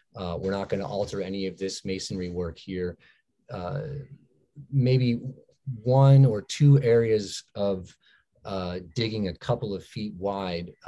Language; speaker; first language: English; native; English